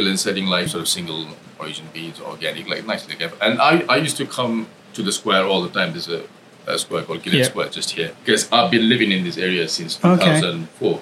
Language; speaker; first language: English; non-native, local second language; Nepali